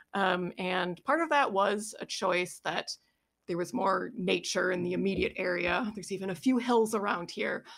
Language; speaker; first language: English; native; English